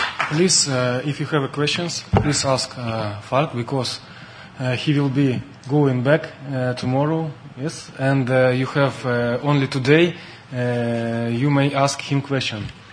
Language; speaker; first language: English; non-native, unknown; Russian